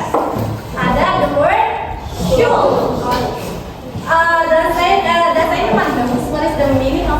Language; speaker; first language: English; non-native, fluent; Indonesian